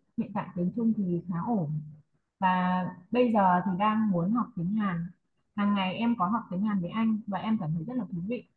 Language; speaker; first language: Vietnamese; native; Vietnamese